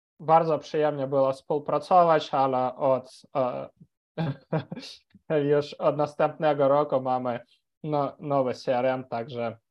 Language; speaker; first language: Polish; non-native, fluent; Ukrainian